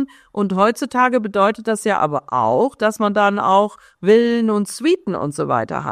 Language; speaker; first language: German; native; German